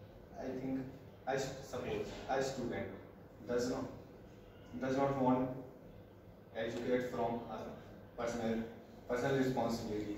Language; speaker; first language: English; non-native, learner; Hindi